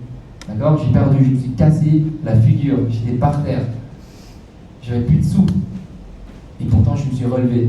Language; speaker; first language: French; native; French